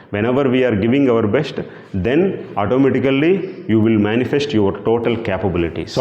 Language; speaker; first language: English; non-native, local second language; Telugu